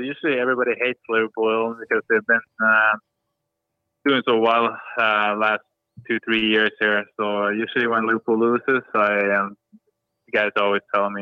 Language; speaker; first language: English; non-native, fluent; Swedish